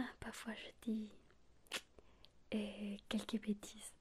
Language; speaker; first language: French; non-native, learner; Spanish